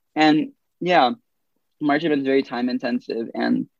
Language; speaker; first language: English; native; English